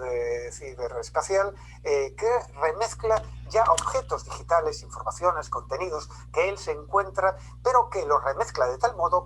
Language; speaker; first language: Spanish; native; Spanish